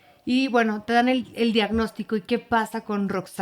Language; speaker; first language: Spanish; native; Spanish